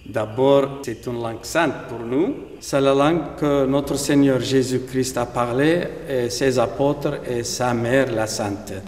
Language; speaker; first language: French; non-native, fluent; Aramaic